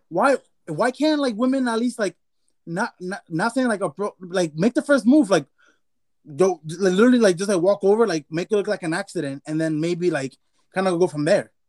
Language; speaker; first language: English; early bilingual, other home language; Spanish